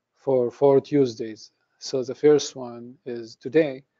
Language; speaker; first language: English; non-native, fluent; Arabic